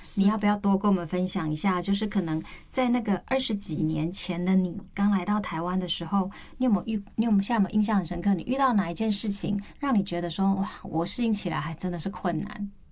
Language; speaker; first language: Chinese; native; Chinese